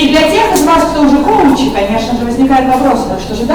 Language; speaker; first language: Russian; native; Russian